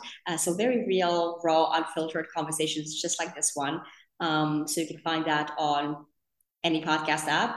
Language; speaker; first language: English; non-native, fluent; Finnish